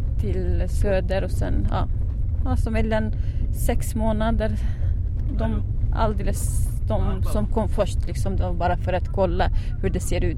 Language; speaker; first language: Swedish; non-native, fluent; Arabic